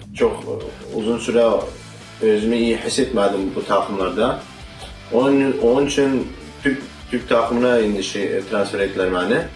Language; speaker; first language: Turkish; early bilingual, heritage; Turkish